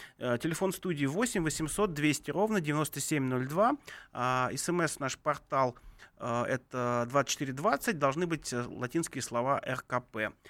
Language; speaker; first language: Russian; native; Russian